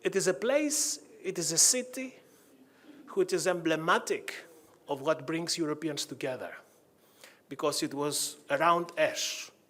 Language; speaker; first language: English; non-native, fluent; Greek